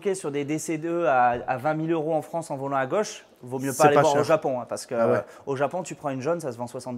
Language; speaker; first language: French; native; French